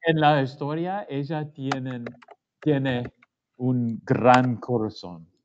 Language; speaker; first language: Spanish; non-native, learner; English